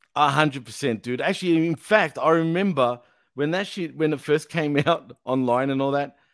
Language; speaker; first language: English; native; English